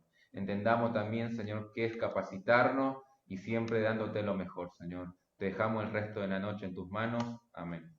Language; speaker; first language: Spanish; native; Spanish